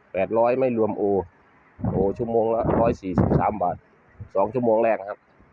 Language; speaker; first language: Thai; native; Thai